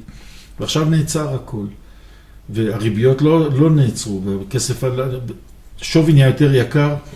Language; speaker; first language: Hebrew; native; Hebrew